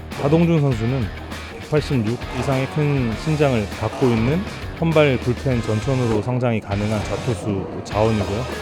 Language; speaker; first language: Korean; native; Korean